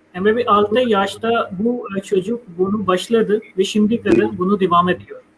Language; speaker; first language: Turkish; non-native, fluent; Urdu